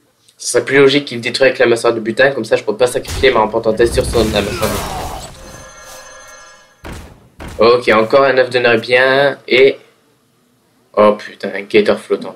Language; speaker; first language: French; native; French